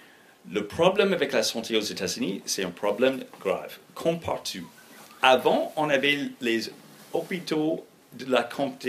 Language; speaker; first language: French; non-native, fluent; English